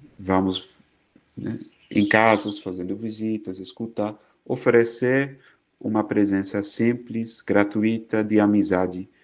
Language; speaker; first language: Portuguese; non-native, fluent; Dutch